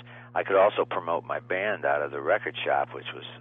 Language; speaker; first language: English; native; English